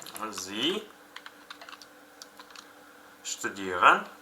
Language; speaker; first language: German; non-native, fluent; Uzbek